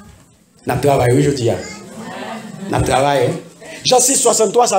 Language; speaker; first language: French; non-native, local second language; Haitian Creole